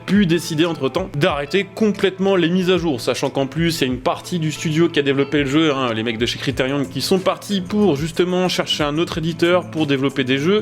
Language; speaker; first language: French; native; French